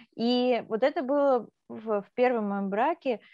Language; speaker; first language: Russian; native; Russian